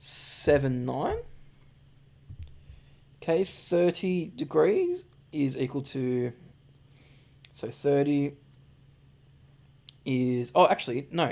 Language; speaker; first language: English; native; English